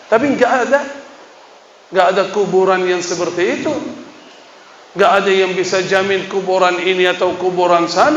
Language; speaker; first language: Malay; non-native, fluent; Arabic